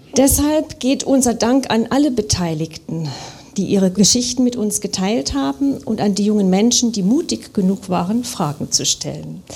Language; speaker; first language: German; native; German